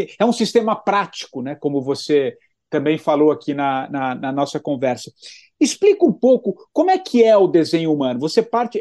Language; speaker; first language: Portuguese; native; Portuguese